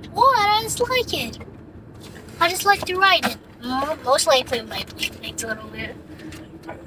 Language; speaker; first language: English; native; English